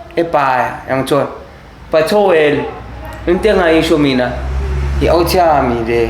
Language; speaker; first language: Zulu; native; Zulu